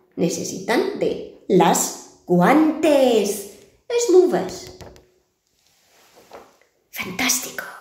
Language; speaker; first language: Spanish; non-native, fluent; Portuguese